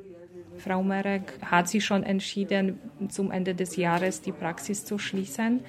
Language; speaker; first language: German; non-native, fluent; Polish